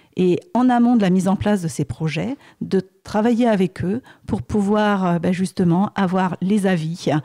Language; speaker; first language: French; native; French